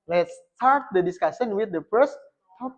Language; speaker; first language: English; non-native, fluent; Indonesian